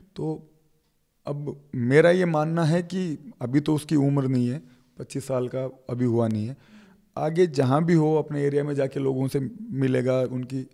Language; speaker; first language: Hindi; native; Hindi